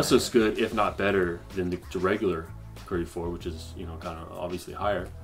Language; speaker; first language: English; native; English